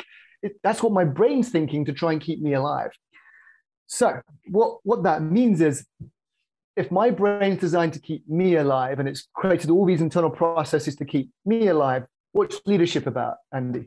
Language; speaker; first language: English; native; English